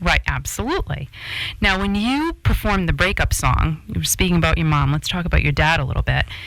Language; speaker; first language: English; native; English